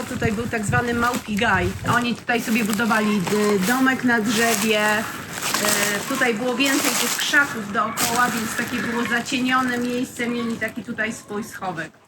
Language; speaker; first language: Polish; native; Polish